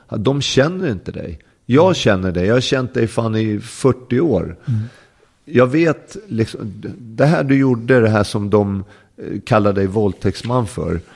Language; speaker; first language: Swedish; native; Swedish